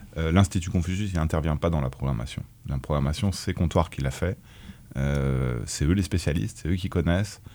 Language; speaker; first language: French; native; French